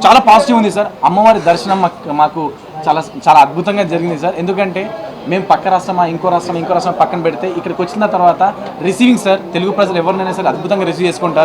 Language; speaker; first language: Telugu; native; Telugu